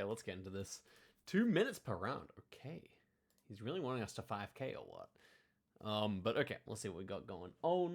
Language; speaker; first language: English; native; English